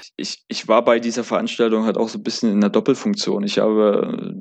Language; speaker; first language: German; native; German